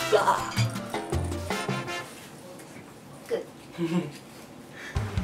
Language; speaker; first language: Japanese; native; Japanese